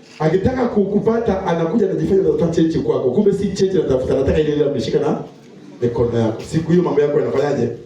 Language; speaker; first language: Swahili; non-native, local second language; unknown